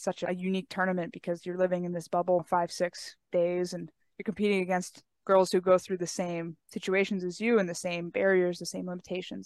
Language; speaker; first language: English; native; English